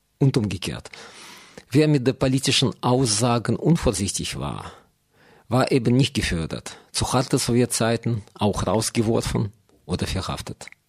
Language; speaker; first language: German; non-native, fluent; Russian